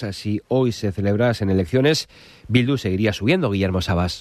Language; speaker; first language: Spanish; native; Spanish